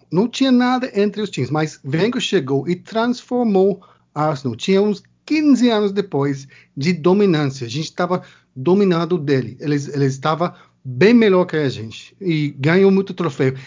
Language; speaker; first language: Portuguese; non-native, learner; English